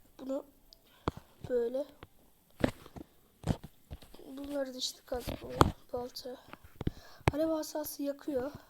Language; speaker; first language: Turkish; native; Turkish